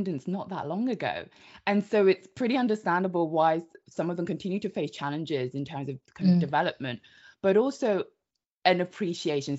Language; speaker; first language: English; native; English